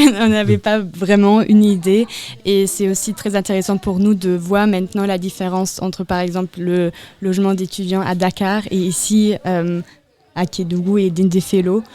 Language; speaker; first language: French; non-native, fluent; German